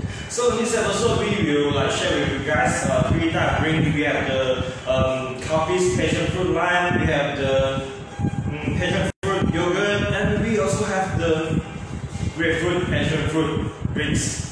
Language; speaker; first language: English; non-native, local second language; Chinese